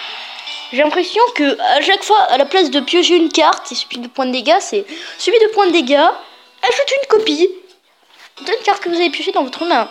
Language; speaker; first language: French; native; French